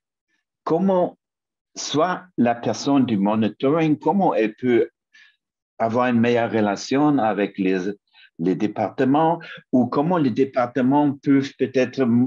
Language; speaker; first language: French; non-native, fluent; German